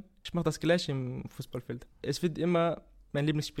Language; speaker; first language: German; non-native, fluent; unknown